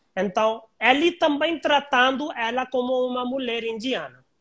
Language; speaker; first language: Portuguese; non-native, learner; Hindi